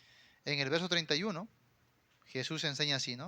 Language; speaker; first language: Spanish; native; Spanish